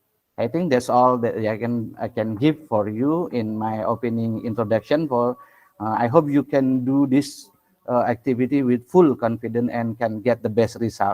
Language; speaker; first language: English; non-native, local second language; Indonesian